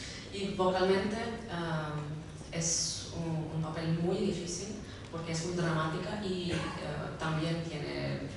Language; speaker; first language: Spanish; early bilingual, heritage; Spanish